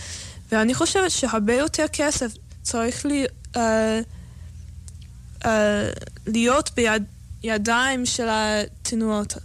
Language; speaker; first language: Hebrew; non-native, fluent; English